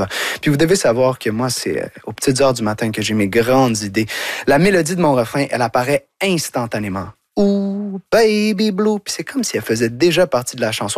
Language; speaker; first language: French; native; French